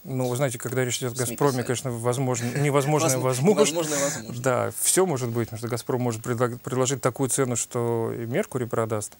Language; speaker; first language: Russian; native; Russian